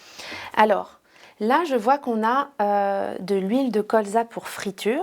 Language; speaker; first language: French; native; French